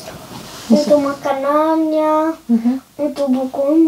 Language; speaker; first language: Indonesian; early bilingual, heritage; Indonesian